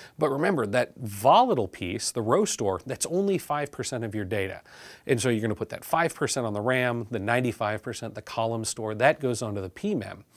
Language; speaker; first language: English; native; English